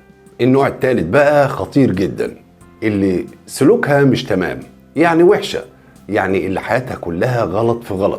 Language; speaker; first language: Arabic; native; Arabic